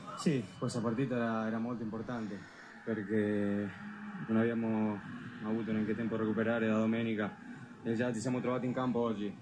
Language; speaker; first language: Italian; non-native, fluent; Spanish